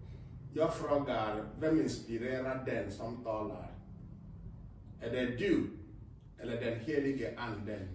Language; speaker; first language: Swedish; non-native, fluent; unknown